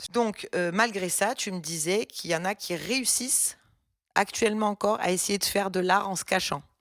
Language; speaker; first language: French; native; French